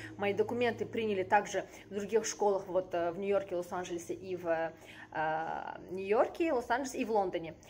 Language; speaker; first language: Russian; native; Russian